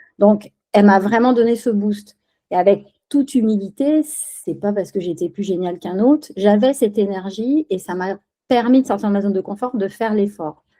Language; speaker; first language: French; early bilingual, other home language; Spanish